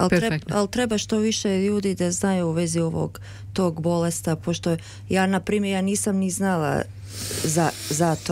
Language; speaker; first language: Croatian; early bilingual, heritage; Serbian